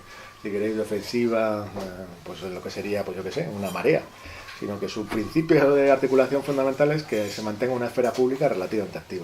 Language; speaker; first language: Spanish; native; Spanish